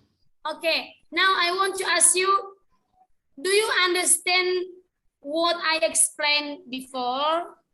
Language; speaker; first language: English; non-native, learner; Indonesian